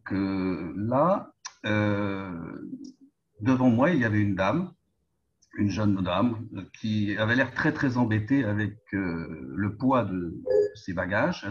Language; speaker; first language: French; native; French